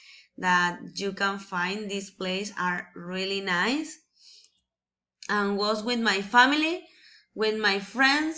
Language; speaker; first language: English; non-native, learner; Spanish